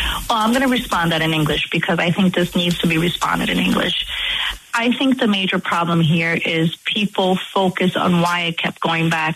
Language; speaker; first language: English; non-native, fluent; Portuguese